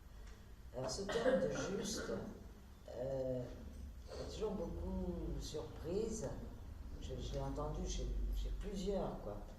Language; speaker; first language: French; native; French